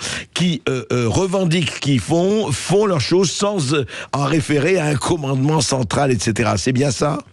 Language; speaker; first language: French; native; French